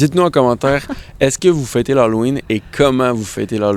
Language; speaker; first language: French; native; French